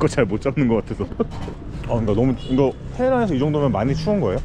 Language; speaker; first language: Korean; native; Korean